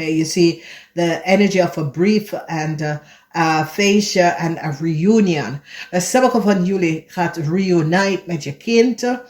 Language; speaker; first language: Dutch; non-native, fluent; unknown